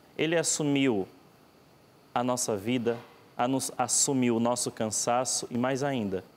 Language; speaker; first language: Portuguese; native; Portuguese